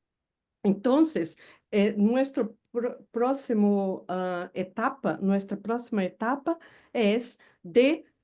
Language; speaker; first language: Spanish; non-native, fluent; Portuguese